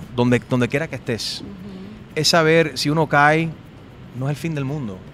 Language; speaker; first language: Spanish; early bilingual, heritage; Spanish